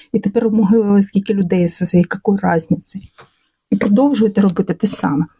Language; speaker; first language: Ukrainian; non-native, local second language; Russian